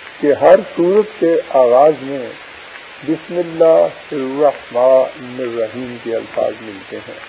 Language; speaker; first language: Urdu; native; Urdu